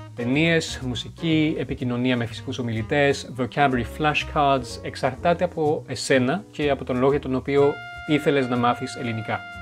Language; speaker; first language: Greek; non-native, fluent; French